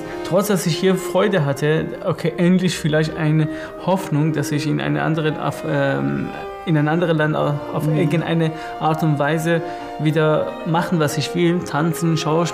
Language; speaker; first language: German; non-native, fluent; Persian